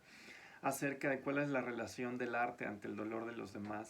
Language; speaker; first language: Spanish; native; Spanish